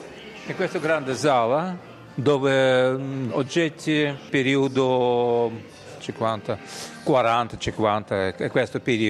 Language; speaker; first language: Italian; non-native, learner; Russian